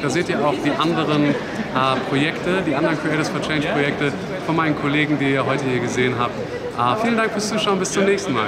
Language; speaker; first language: German; native; German